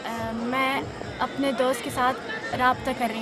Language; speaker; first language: Hindi; non-native, fluent; Arabic